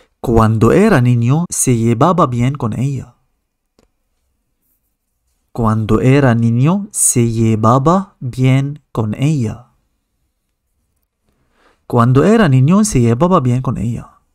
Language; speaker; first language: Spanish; non-native, fluent; Arabic